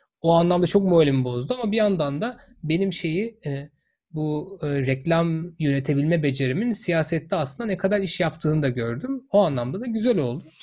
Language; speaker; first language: Turkish; native; Turkish